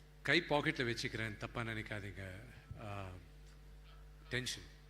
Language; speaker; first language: Tamil; non-native, local second language; Telugu